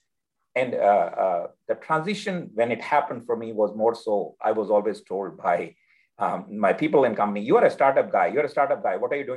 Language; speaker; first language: English; non-native, local second language; Hindi